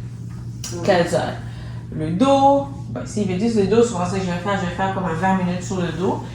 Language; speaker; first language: French; native; French